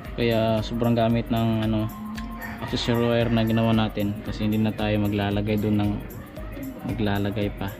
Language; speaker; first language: Filipino; non-native, local second language; Cebuano